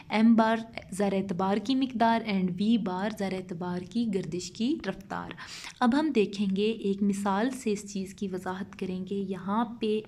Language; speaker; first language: Urdu; non-native, local second language; Punjabi